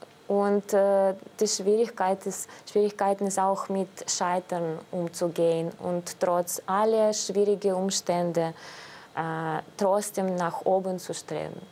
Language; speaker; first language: German; non-native, fluent; Russian